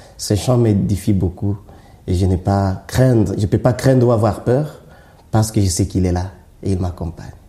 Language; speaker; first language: French; non-native, local second language; Swahili